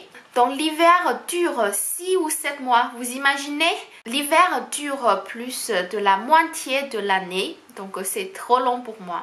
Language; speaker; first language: French; non-native, fluent; Chinese